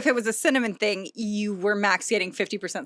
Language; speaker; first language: English; native; English